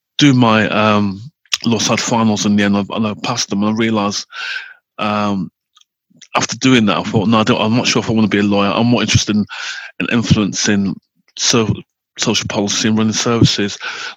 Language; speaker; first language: English; native; English